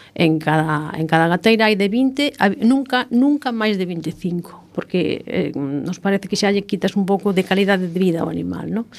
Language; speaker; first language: Galician; non-native, local second language; Spanish